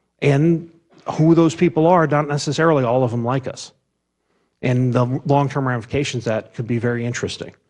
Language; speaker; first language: English; native; English